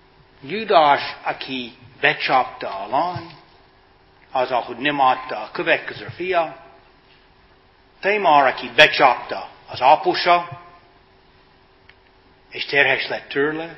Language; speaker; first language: Hungarian; non-native, fluent; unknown